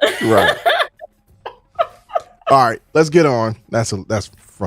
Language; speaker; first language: English; native; English